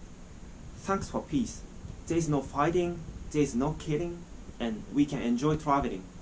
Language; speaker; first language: English; non-native, learner; Japanese